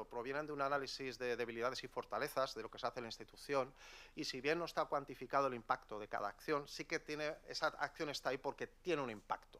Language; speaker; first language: Spanish; native; Spanish